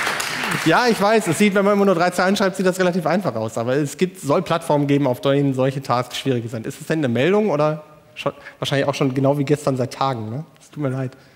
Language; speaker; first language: German; native; German